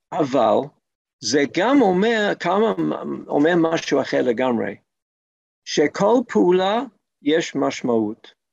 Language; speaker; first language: Hebrew; non-native, fluent; English